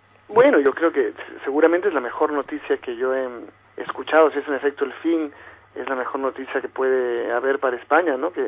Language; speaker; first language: Spanish; native; Spanish